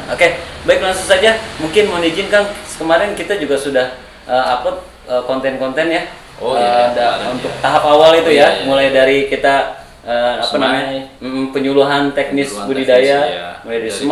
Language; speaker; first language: Indonesian; native; Indonesian